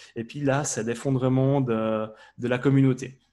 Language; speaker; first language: French; native; French